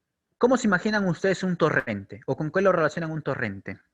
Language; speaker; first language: Spanish; native; Spanish